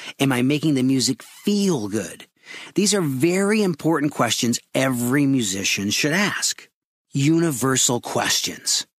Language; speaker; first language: English; native; English